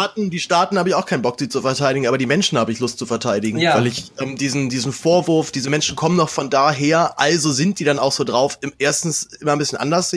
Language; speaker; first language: German; native; German